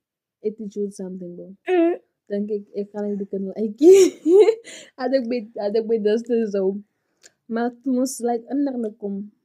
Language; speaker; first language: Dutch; non-native, learner; Afrikaans